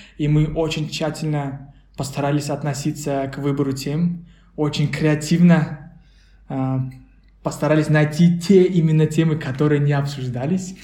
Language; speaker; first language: Russian; non-native, local second language; Uzbek